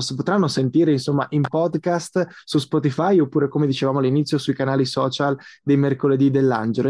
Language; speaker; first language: Italian; native; Italian